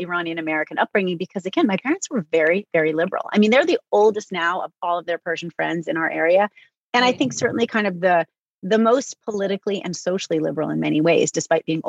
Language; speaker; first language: English; native; English